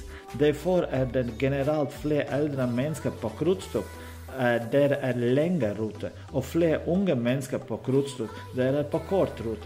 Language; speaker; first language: Swedish; non-native, learner; Danish